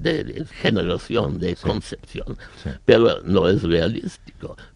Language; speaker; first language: Spanish; non-native, learner; German